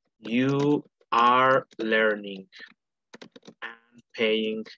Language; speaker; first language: English; non-native, fluent; Spanish